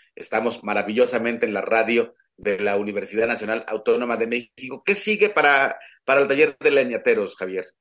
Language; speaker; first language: Spanish; non-native, local second language; Nahuatl languages